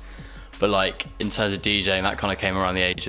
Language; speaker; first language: English; native; English